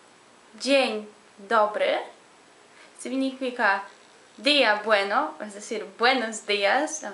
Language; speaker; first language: Spanish; non-native, fluent; Polish